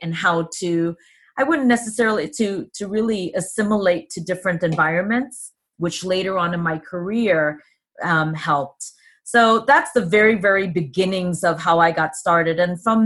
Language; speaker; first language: English; native; English